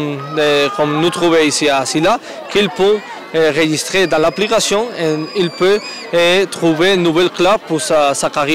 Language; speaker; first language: French; non-native, learner; Spanish